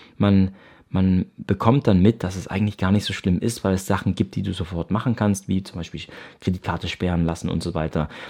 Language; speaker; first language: German; native; German